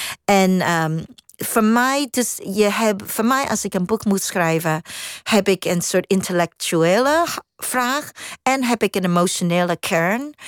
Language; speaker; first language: Dutch; non-native, fluent; Cantonese